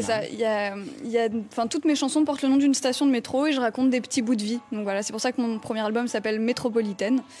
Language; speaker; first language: French; native; French